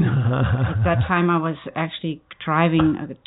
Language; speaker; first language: English; non-native, fluent; German